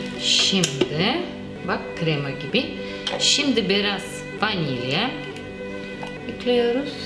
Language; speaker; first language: Turkish; non-native, learner; Russian